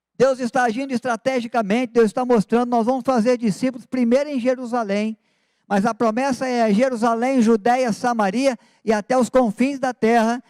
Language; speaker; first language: Portuguese; native; Portuguese